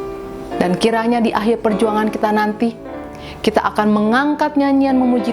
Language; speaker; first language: Indonesian; native; Indonesian